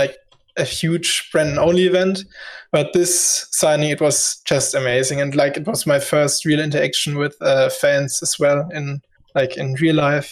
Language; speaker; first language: English; non-native, fluent; German